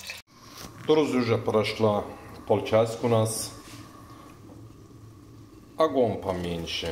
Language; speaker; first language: Russian; non-native, learner; Turkish